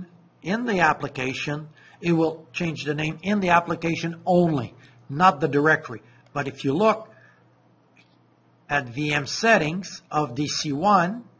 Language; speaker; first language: English; non-native, fluent; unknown